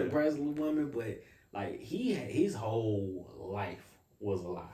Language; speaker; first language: English; native; English